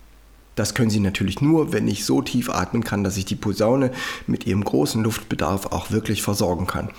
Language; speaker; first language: German; native; German